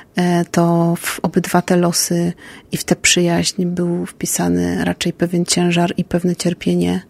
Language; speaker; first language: Polish; native; Polish